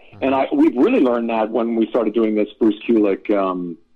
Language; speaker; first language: English; native; English